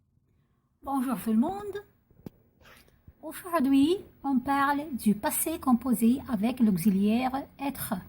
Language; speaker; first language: French; non-native, fluent; Arabic